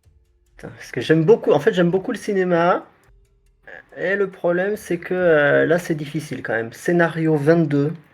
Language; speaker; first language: French; native; French